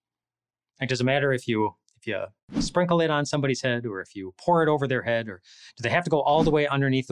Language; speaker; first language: English; native; English